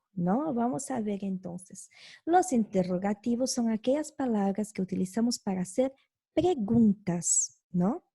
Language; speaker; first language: Spanish; non-native, fluent; Portuguese